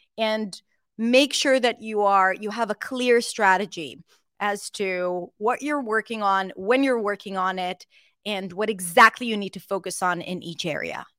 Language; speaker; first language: English; non-native, fluent; Hebrew